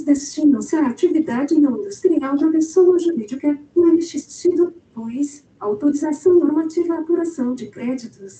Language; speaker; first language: Portuguese; native; Portuguese